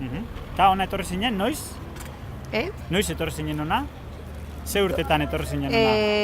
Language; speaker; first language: Basque; native; Basque